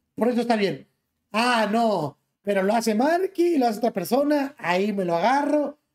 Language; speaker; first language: Spanish; native; Spanish